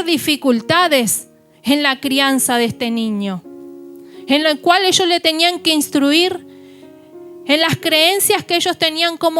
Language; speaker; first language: Spanish; native; Spanish